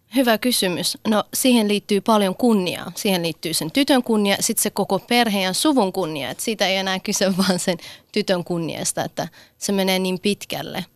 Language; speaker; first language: Finnish; early bilingual, other home language; Persian